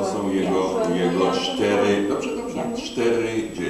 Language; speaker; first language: Polish; non-native, fluent; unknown